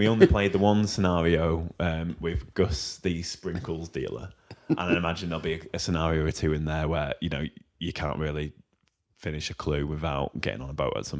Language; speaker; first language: English; native; English